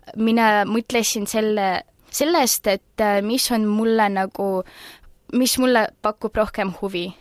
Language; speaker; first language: Estonian; non-native, local second language; Russian